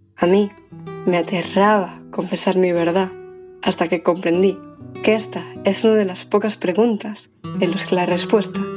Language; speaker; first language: Spanish; native; Spanish